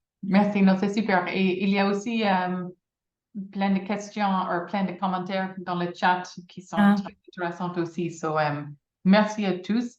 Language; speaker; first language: French; non-native, fluent; English